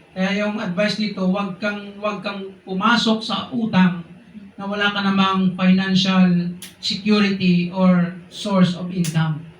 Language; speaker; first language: Filipino; non-native, local second language; Hiligaynon